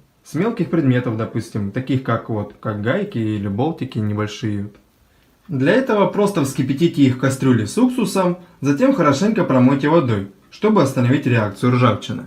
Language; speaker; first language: Russian; native; Russian